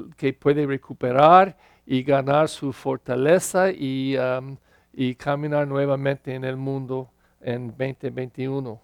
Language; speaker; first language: Spanish; non-native, learner; English